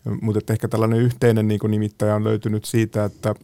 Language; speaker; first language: Finnish; native; Finnish